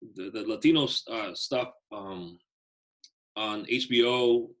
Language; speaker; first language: English; native; English